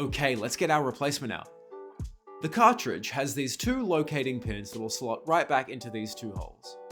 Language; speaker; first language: English; native; English